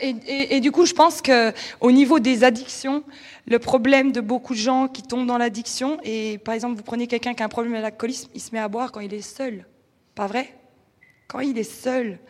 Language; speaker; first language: French; native; French